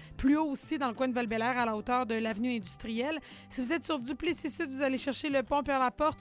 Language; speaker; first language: French; native; French